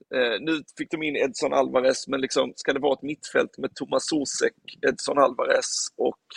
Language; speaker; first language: Swedish; native; Swedish